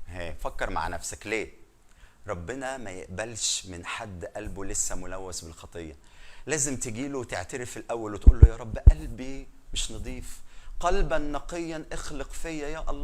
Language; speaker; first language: Arabic; native; Arabic